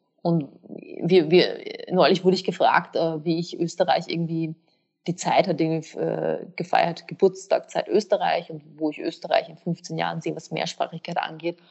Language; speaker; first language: German; early bilingual, other home language; Bosnian